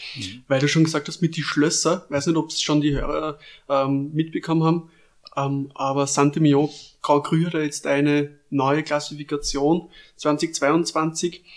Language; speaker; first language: German; native; German